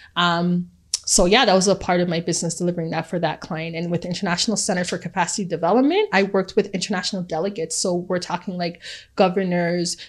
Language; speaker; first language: English; early bilingual, other home language; Akan